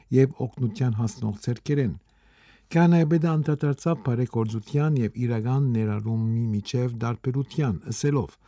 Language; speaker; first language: Armenian; early bilingual, heritage; Armenian